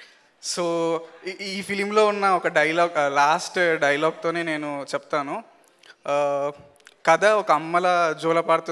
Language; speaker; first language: Telugu; native; Telugu